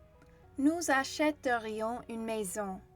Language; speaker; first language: French; non-native, fluent; English